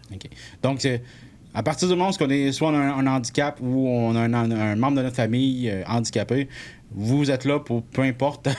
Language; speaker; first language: French; native; French